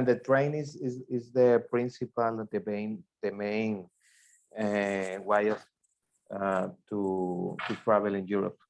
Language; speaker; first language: English; non-native, learner; Spanish